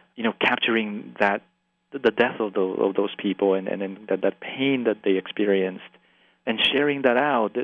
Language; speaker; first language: English; early bilingual, other home language; Spanish